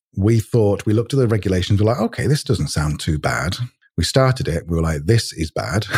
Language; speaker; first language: English; native; English